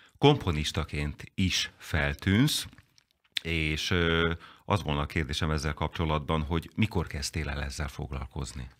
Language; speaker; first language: Hungarian; native; Hungarian